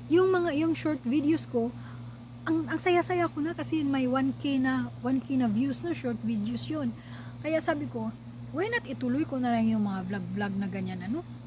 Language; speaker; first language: Filipino; non-native, local second language; Cebuano